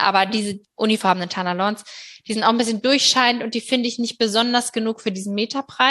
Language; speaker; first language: German; native; German